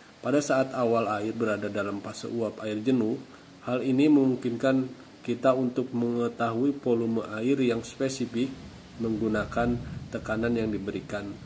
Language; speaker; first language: Indonesian; native; Indonesian